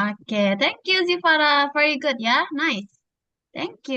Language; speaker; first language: English; non-native, fluent; Indonesian